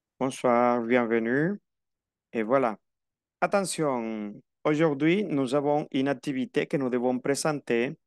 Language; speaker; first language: French; non-native, fluent; Spanish